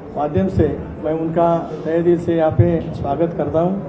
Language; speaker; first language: Hindi; non-native, local second language; Marathi